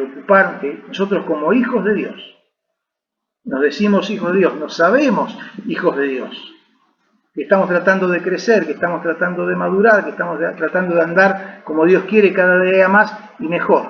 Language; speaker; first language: Spanish; native; Spanish